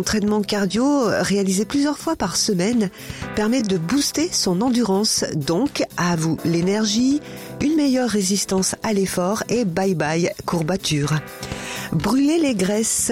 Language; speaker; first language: French; native; French